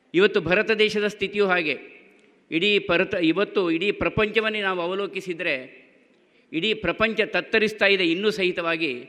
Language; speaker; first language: Kannada; non-native, local second language; Tulu